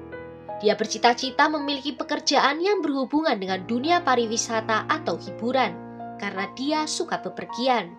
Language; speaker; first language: Indonesian; native; Indonesian